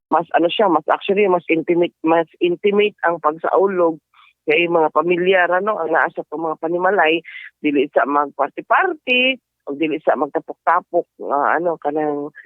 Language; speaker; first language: Cebuano; native; Cebuano